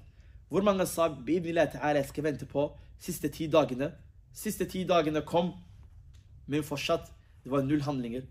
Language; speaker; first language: Norwegian; early bilingual, other home language; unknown